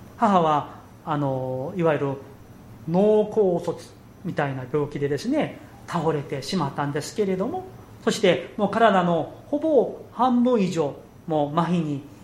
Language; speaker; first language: Japanese; non-native, fluent; Korean